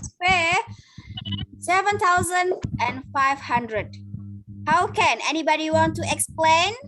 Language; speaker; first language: English; non-native, local second language; Indonesian